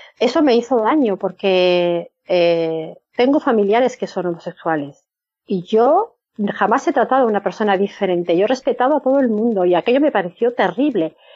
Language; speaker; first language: Spanish; native; Spanish